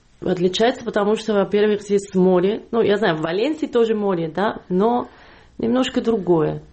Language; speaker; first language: Russian; non-native, fluent; Catalan